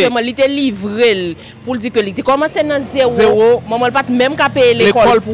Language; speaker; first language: French; non-native, local second language; Haitian Creole